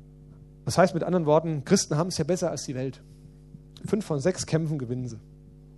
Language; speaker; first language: German; native; German